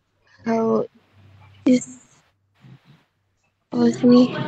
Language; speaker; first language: English; non-native, learner; Indonesian